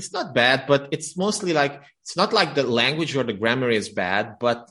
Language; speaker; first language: English; non-native, fluent; Romanian